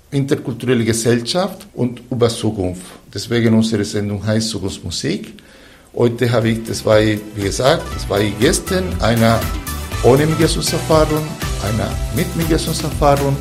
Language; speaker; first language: German; non-native, fluent; Spanish